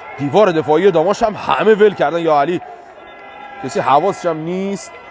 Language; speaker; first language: Persian; native; Persian